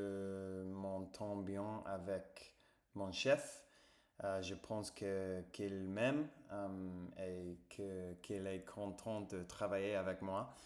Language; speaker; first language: French; non-native, fluent; English